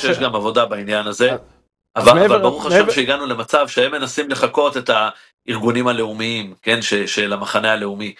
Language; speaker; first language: Hebrew; native; Hebrew